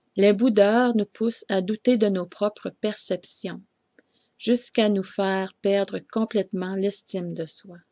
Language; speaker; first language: French; native; French